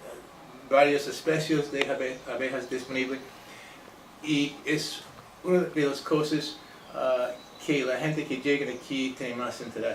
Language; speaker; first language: Spanish; non-native, fluent; English